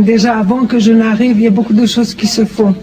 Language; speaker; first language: French; non-native, fluent; Persian